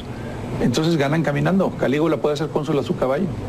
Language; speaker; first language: Spanish; native; Spanish